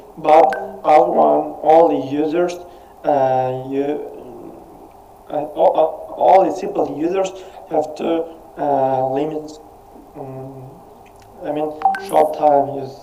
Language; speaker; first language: English; non-native, learner; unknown